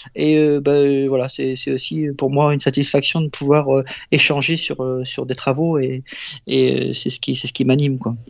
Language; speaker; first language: French; native; French